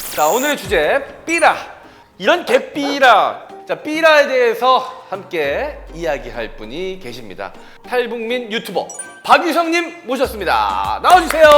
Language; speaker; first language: Korean; native; Korean